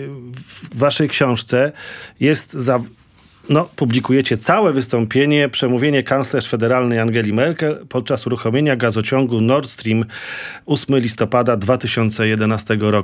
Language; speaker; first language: Polish; native; Polish